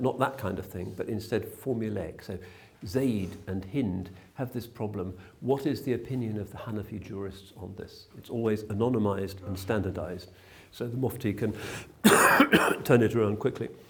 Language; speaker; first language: English; native; English